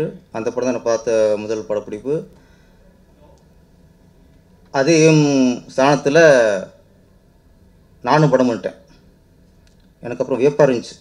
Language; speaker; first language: Tamil; native; Tamil